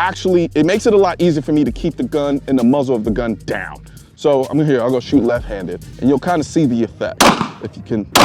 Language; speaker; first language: English; native; English